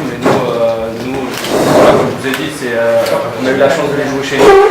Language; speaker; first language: French; native; French